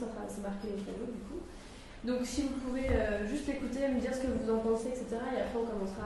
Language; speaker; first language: French; native; French